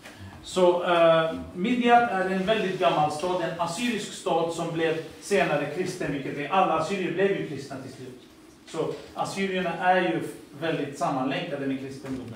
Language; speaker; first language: Swedish; early bilingual, other home language; Assyrian Neo-Aramaic